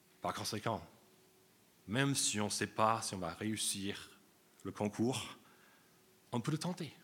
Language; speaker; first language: French; non-native, fluent; English